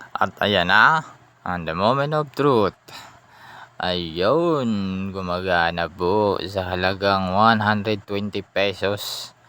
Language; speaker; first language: Filipino; non-native, local second language; Cebuano